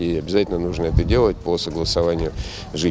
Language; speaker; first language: Russian; native; Russian